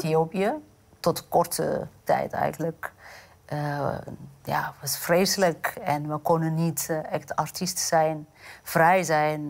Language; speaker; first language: Dutch; non-native, fluent; Amharic